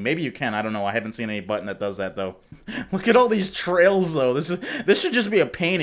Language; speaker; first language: English; native; English